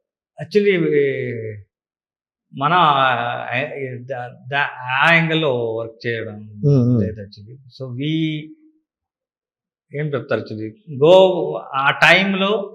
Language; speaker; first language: Telugu; non-native, learner; Kannada